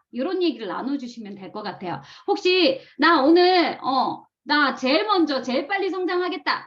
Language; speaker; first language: Korean; native; Korean